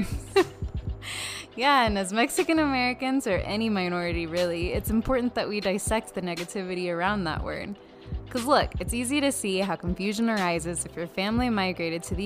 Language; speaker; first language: English; native; English